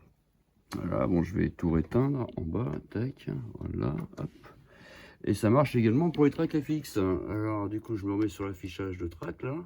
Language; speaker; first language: French; native; French